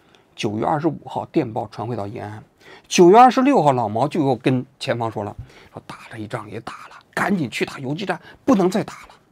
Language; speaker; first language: Chinese; native; Chinese